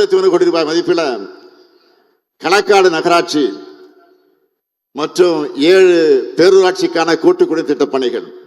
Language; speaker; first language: Tamil; native; Tamil